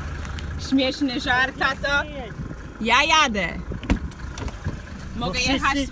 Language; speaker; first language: Polish; non-native, learner; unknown